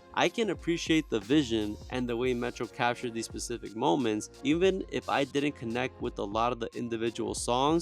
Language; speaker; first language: English; native; English